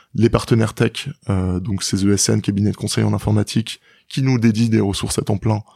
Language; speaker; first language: French; native; French